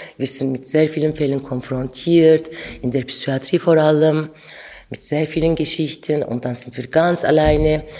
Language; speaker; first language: German; non-native, fluent; Turkish